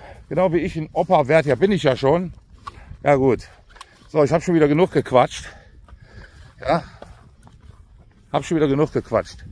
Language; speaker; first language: German; native; German